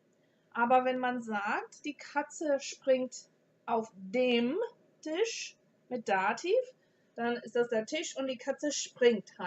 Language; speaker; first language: German; non-native, fluent; English